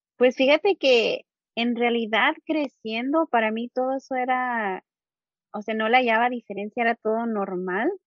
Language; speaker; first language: Spanish; early bilingual, heritage; Spanish